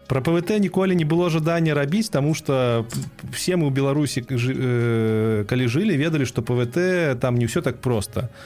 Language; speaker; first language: Belarusian; non-native, local second language; Russian